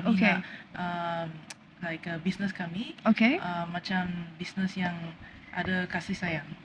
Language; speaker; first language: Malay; non-native, local second language; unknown